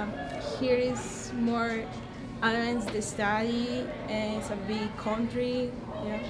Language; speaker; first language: English; non-native, learner; Spanish